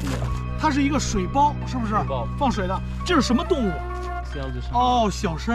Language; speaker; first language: Chinese; native; Chinese